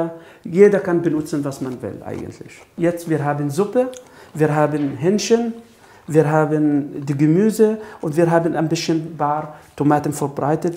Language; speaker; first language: German; non-native, fluent; Arabic